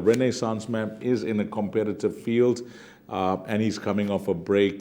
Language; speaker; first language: English; native; English